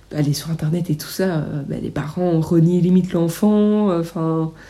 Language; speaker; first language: French; native; French